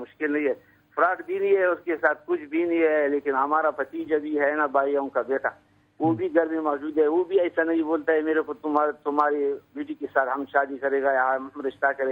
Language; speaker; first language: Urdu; non-native, local second language; Pashto